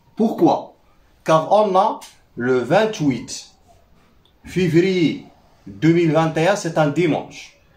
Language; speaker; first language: French; non-native, local second language; Arabic